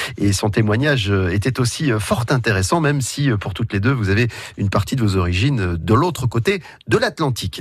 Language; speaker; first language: French; native; French